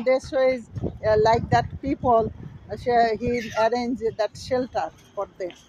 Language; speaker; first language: English; non-native, learner; Bangla